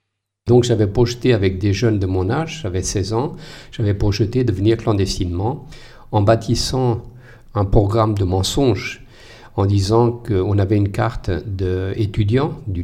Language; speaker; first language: French; non-native, fluent; Portuguese